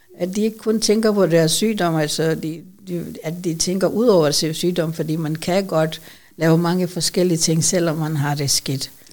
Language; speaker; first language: Danish; non-native, fluent; Urdu